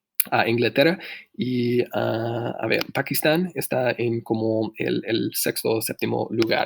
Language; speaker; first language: Spanish; non-native, fluent; English